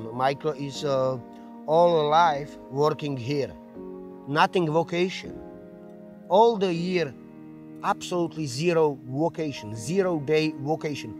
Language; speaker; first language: English; non-native, learner; Slovak